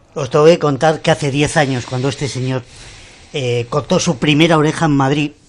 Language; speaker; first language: Spanish; native; Spanish